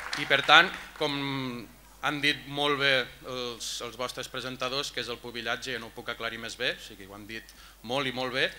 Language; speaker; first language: Catalan; native; Catalan